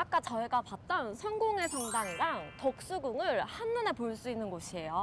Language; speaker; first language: Korean; native; Korean